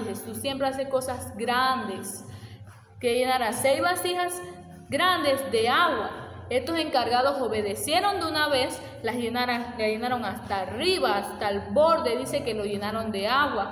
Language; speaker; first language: Spanish; native; Spanish